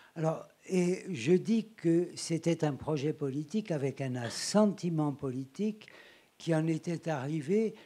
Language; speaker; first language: French; native; French